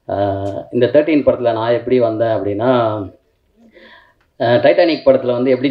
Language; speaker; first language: Tamil; native; Tamil